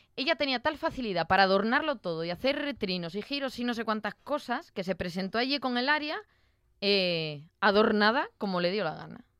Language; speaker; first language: Spanish; native; Spanish